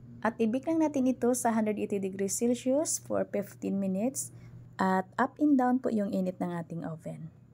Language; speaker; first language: Filipino; non-native, local second language; Cebuano